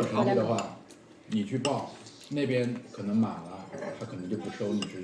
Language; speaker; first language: Chinese; native; Chinese